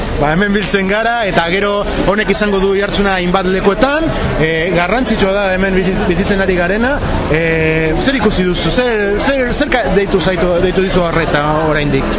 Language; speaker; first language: Basque; native; Basque